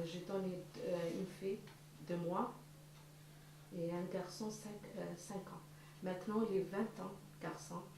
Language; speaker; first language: French; non-native, learner; Arabic